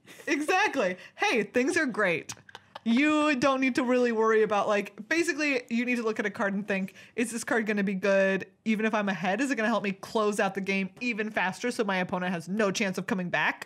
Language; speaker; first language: English; native; English